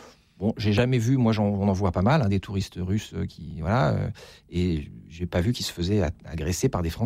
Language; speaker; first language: French; native; French